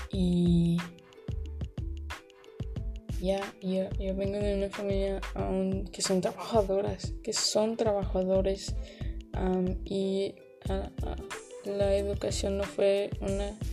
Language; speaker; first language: Spanish; early bilingual, heritage; Spanish